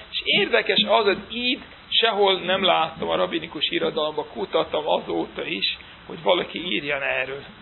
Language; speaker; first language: Hungarian; non-native, fluent; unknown